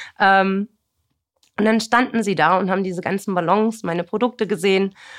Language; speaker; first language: German; early bilingual, other home language; Turkish